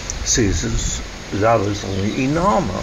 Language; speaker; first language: French; non-native, fluent; Chinese